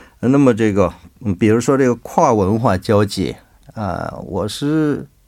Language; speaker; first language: Chinese; non-native, fluent; Korean